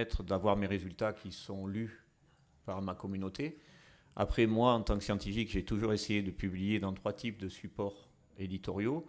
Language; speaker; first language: French; native; French